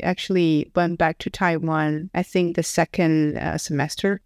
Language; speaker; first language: English; non-native, fluent; Chinese